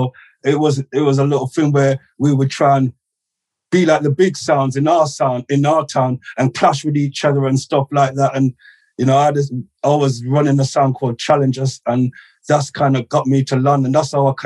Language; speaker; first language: English; native; English